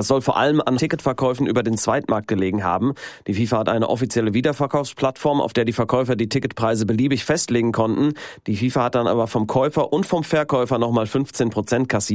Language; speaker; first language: German; native; German